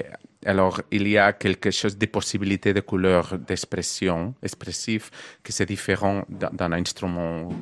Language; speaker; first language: French; non-native, learner; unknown